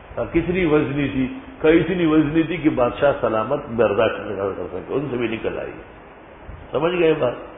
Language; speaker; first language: Urdu; non-native, local second language; Pashto